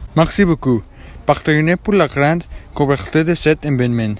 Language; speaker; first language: French; non-native, learner; Spanish